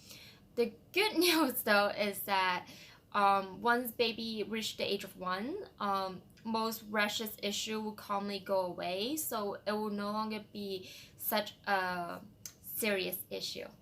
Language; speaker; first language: English; non-native, fluent; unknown